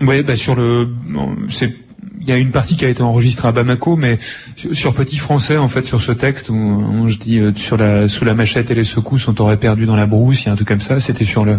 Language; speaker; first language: French; native; French